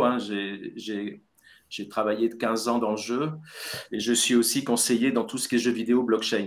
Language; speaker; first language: French; native; French